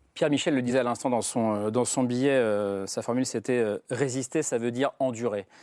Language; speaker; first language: French; native; French